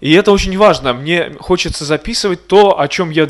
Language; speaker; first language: Russian; native; Russian